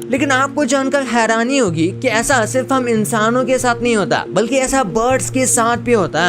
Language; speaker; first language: Hindi; native; Hindi